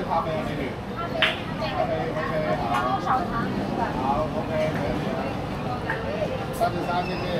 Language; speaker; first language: Chinese; non-native, local second language; Cantonese